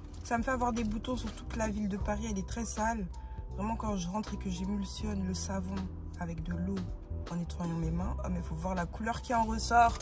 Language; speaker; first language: French; native; French